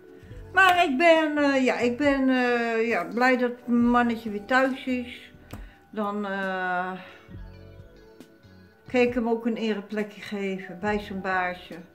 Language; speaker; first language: Dutch; native; Dutch